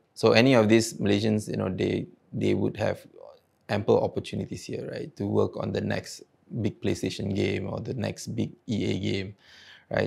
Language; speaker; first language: English; non-native, local second language; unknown